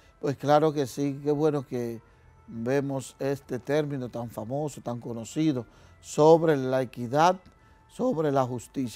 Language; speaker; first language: Spanish; native; Spanish